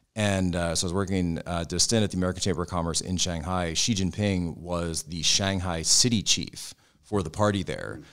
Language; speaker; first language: English; native; English